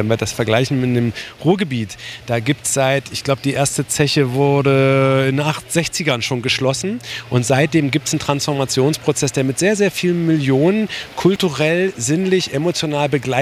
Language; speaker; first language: German; native; German